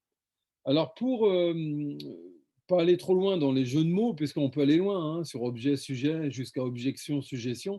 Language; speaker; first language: French; native; French